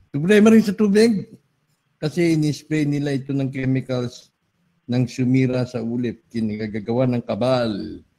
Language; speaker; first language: Filipino; native; Filipino